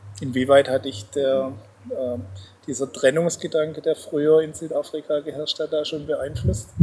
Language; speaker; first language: German; native; German